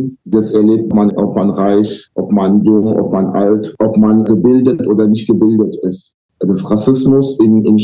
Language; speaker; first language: German; non-native, fluent; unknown